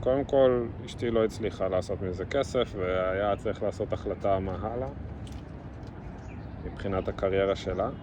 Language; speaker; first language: Hebrew; early bilingual, other home language; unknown